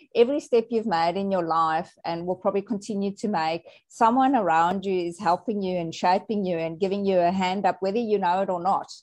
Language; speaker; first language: English; native; English